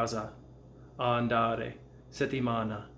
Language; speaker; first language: Italian; non-native, fluent; English